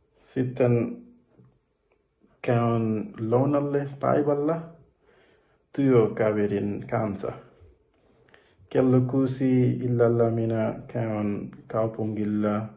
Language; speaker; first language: Finnish; non-native, learner; Bangla